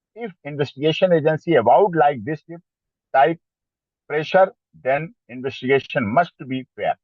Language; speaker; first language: English; non-native, local second language; Hindi